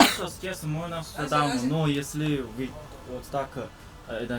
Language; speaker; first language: Russian; non-native, learner; Chinese